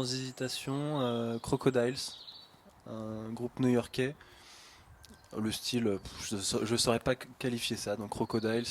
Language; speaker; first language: French; native; French